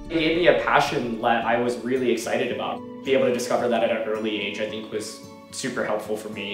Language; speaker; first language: English; native; English